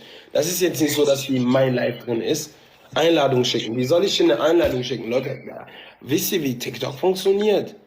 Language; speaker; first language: German; native; German